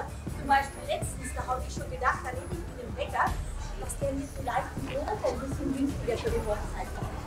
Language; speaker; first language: German; native; German